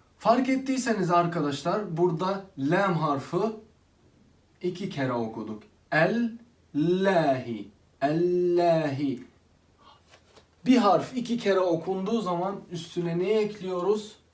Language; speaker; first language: Turkish; non-native, fluent; Arabic